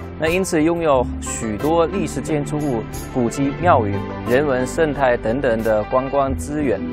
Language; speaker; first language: Chinese; non-native, fluent; German